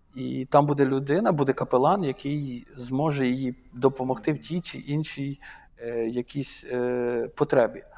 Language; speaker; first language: Ukrainian; native; Ukrainian